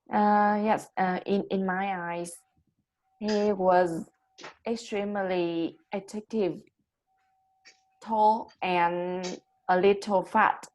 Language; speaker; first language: English; non-native, learner; Vietnamese